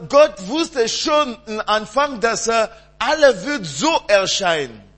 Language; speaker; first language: German; non-native, learner; French